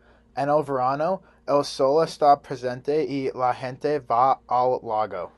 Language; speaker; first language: Spanish; non-native, learner; English